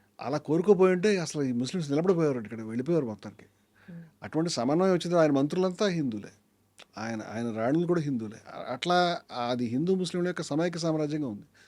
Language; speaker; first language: Telugu; native; Telugu